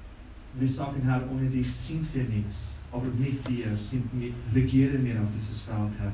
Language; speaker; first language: German; non-native, fluent; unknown